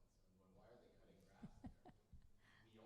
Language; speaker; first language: English; native; English